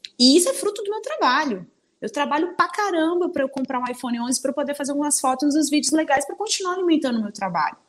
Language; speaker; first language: Portuguese; early bilingual, other home language; Spanish